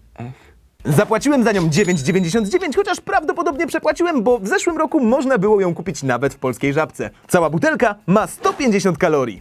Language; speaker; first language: Polish; native; Polish